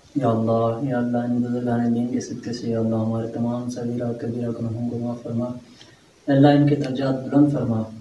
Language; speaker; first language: Urdu; non-native, local second language; Pahari-Potwari